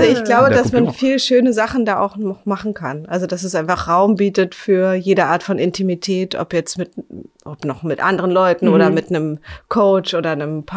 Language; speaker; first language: German; native; German